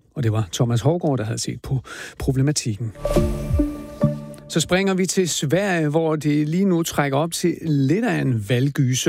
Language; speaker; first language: Danish; native; Danish